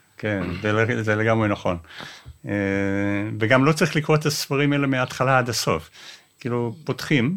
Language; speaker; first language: Hebrew; non-native, fluent; English